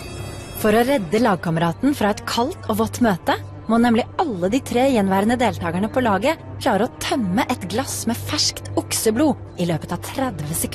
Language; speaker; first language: Norwegian; native; Norwegian